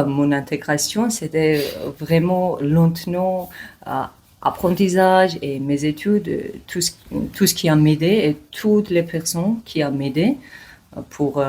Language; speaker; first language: French; non-native, learner; Georgian